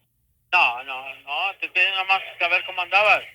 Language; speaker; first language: Spanish; native; Spanish